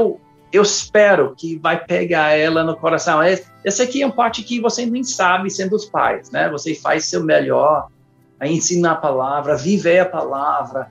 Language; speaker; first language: Portuguese; non-native, fluent; English